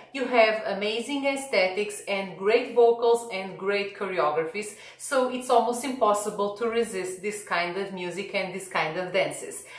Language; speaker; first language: English; non-native, fluent; Portuguese